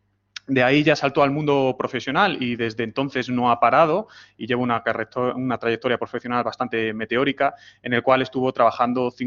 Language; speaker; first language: Spanish; native; Spanish